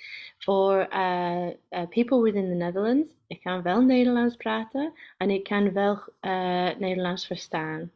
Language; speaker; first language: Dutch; non-native, learner; English